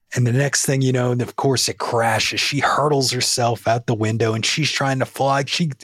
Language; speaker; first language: English; native; English